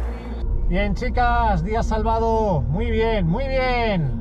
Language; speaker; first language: Spanish; native; Spanish